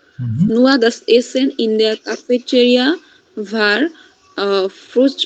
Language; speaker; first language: German; non-native, learner; Bangla